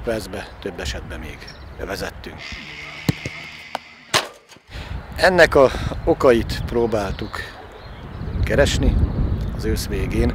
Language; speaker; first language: Hungarian; native; Hungarian